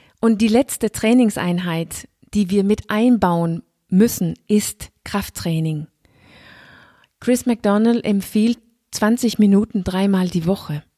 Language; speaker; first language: German; non-native, fluent; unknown